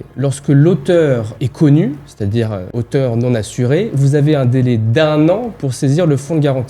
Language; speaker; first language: French; native; French